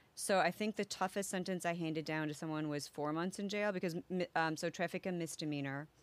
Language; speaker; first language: English; native; English